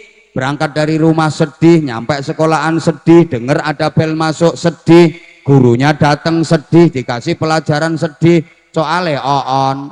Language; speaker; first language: Indonesian; non-native, local second language; Javanese